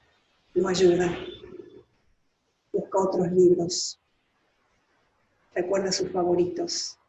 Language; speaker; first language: Spanish; native; Spanish